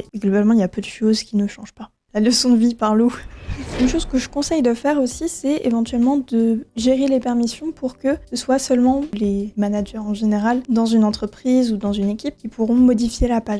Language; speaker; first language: French; native; French